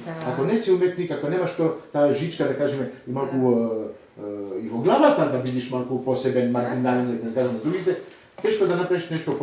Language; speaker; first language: Macedonian; non-native, fluent; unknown